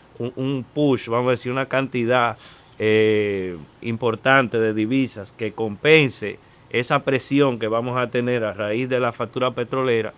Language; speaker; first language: Spanish; native; Spanish